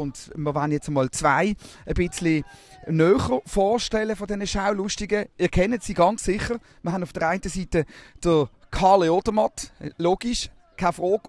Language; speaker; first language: German; native; German